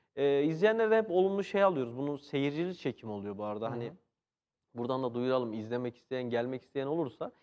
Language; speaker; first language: Turkish; native; Turkish